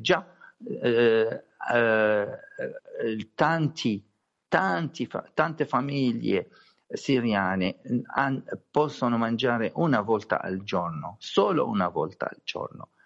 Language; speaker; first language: Italian; non-native, learner; Arabic